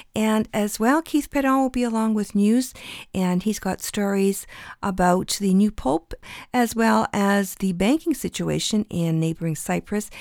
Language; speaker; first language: English; early bilingual, other home language; Ukrainian